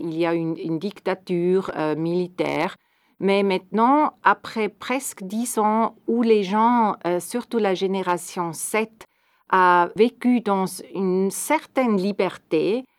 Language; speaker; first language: French; non-native, fluent; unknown